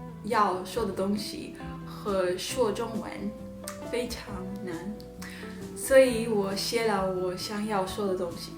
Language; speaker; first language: Chinese; non-native, learner; English